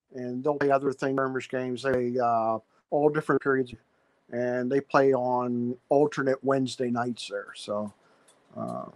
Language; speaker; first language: English; native; English